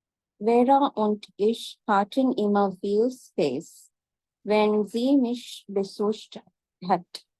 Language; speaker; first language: German; non-native, learner; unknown